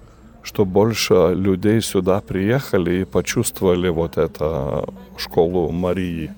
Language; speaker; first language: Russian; non-native, fluent; Lithuanian